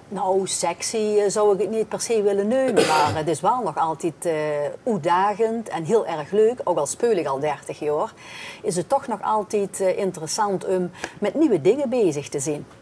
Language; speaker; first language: Dutch; native; Dutch